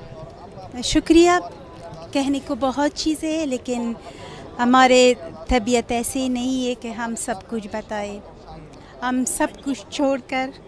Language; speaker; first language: Hindi; non-native, fluent; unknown